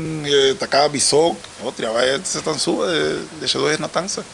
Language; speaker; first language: Bulgarian; non-native, learner; Spanish